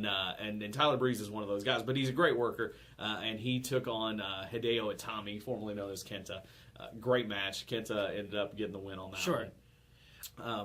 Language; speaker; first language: English; native; English